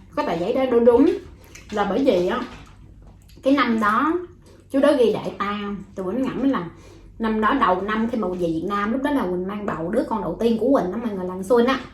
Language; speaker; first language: Vietnamese; native; Vietnamese